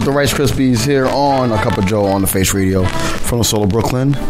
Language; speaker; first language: English; native; English